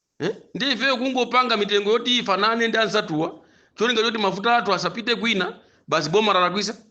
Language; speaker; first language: Nyanja; non-native, local second language; Tumbuka